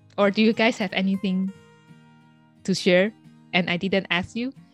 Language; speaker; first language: English; non-native, fluent; Chinese